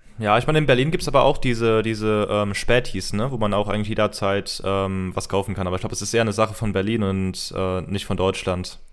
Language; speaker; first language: German; early bilingual, heritage; German